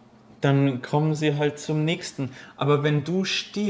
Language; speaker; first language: German; native; German